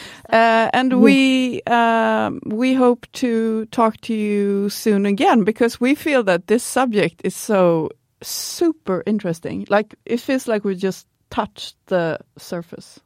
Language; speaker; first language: English; non-native, fluent; Swedish